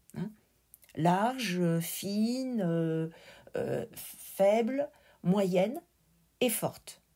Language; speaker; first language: French; native; French